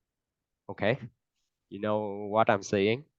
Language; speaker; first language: English; non-native, fluent; Vietnamese